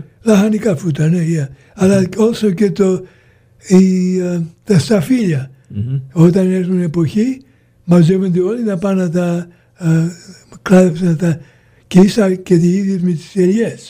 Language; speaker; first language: Greek; early bilingual, heritage; Greek